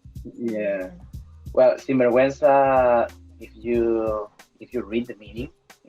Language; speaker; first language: English; non-native, fluent; Spanish